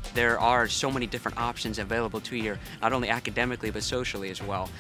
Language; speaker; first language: English; native; English